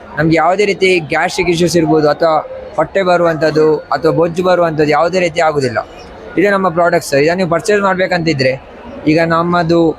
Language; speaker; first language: Kannada; native; Kannada